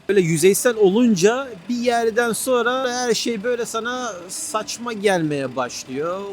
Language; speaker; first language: Turkish; native; Turkish